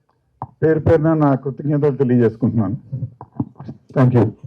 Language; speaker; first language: Telugu; native; Telugu